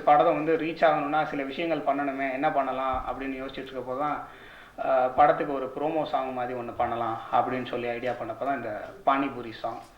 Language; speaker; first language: Tamil; native; Tamil